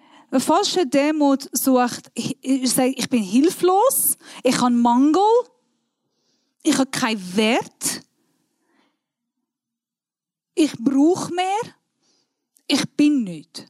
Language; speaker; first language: German; non-native, fluent; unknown